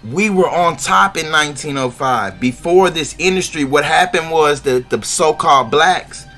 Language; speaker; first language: English; native; English